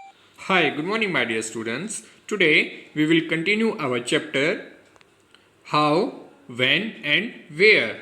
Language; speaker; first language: English; non-native, local second language; Hindi